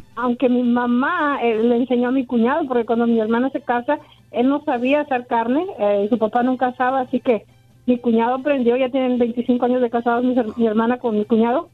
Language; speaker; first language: Spanish; native; Spanish